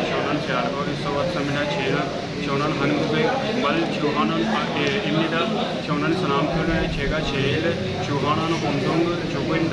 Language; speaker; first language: Korean; non-native, learner; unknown